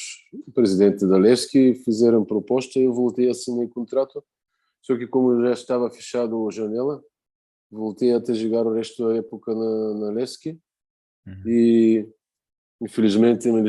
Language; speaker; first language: Portuguese; non-native, fluent; Bulgarian